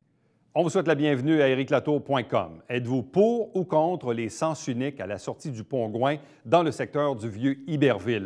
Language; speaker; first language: French; native; French